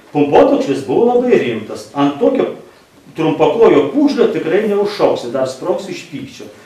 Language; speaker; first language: Lithuanian; native; Lithuanian